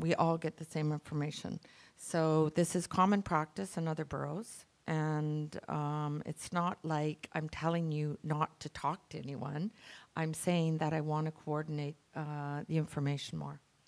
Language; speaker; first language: English; native; English